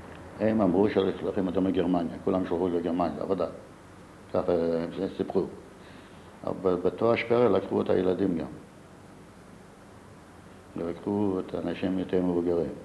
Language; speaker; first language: Hebrew; non-native, fluent; Yiddish